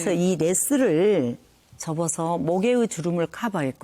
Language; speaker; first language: Korean; native; Korean